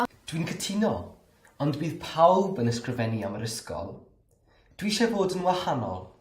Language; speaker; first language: Welsh; non-native, learner; English